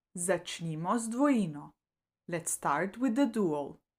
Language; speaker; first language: English; non-native, fluent; Slovenian